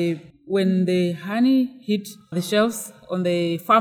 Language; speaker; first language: English; non-native, local second language; Tswana